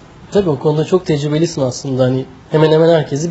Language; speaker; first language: Turkish; native; Turkish